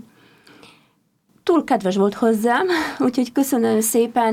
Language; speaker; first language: Hungarian; non-native, fluent; Polish